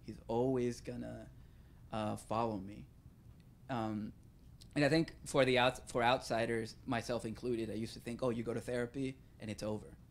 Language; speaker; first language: English; early bilingual, other home language; Spanish